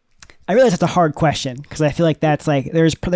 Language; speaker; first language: English; native; English